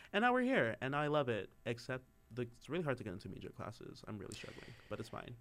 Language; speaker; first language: English; native; English